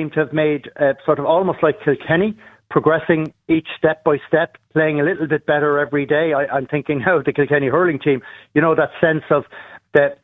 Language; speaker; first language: English; native; English